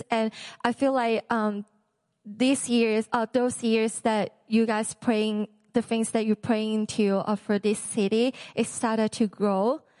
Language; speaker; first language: English; non-native, local second language; Cantonese